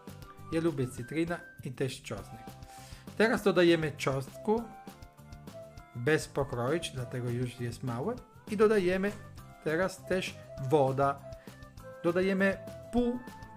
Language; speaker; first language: Polish; non-native, learner; Italian